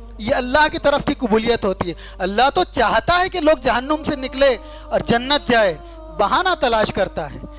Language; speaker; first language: Urdu; native; Urdu